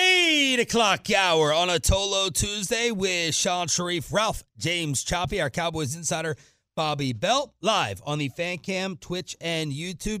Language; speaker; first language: English; native; English